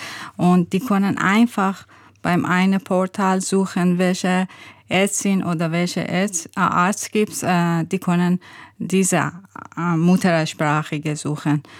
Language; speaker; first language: German; non-native, learner; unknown